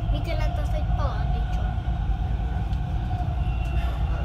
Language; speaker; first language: Hungarian; non-native, learner; Italian